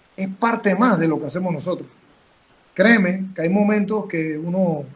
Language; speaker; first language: Spanish; native; Spanish